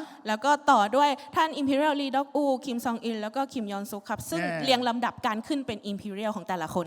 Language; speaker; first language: Thai; native; Thai